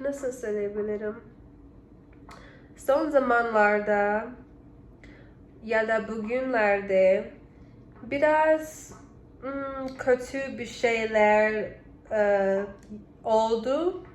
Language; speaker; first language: Turkish; non-native, learner; English